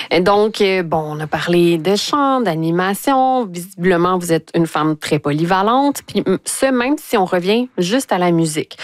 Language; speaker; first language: French; native; French